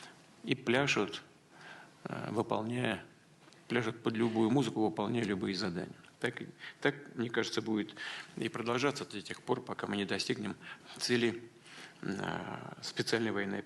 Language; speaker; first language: Russian; native; Russian